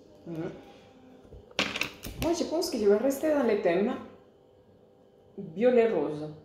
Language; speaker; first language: French; non-native, fluent; Spanish